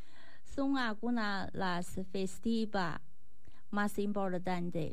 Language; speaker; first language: Spanish; non-native, learner; Chinese